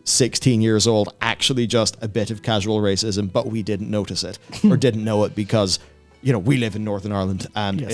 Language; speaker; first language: English; native; English